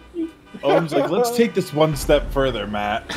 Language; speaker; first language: English; native; English